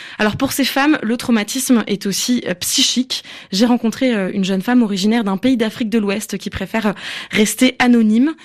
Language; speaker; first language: French; native; French